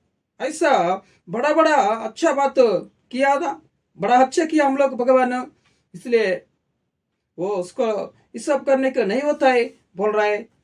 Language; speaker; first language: Hindi; non-native, local second language; Telugu